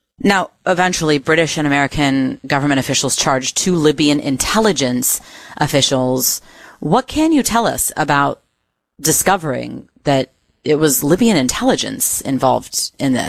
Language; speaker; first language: English; native; English